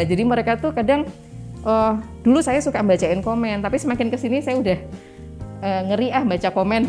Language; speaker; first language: Indonesian; native; Indonesian